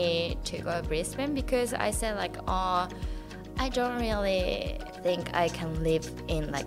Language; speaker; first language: English; non-native, fluent; Japanese